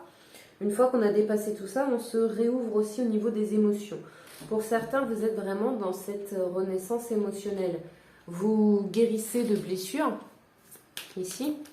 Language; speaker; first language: French; native; French